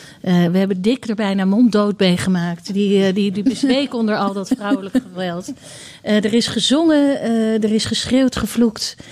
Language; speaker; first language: Dutch; native; Dutch